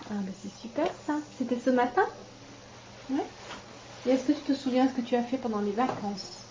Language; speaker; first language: French; native; French